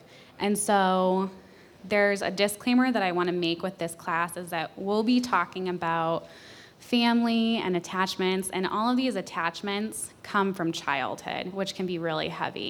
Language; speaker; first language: English; native; English